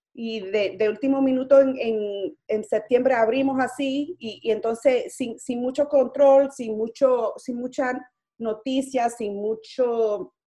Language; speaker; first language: Spanish; early bilingual, heritage; Spanish